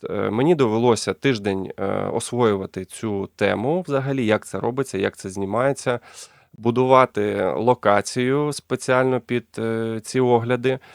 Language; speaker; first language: Ukrainian; non-native, local second language; Russian